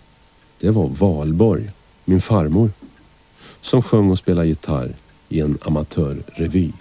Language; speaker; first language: Swedish; native; Swedish